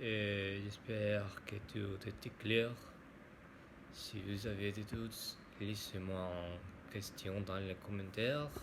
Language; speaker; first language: French; non-native, learner; Spanish